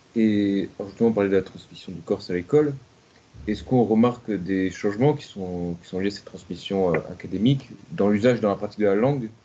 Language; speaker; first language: French; native; French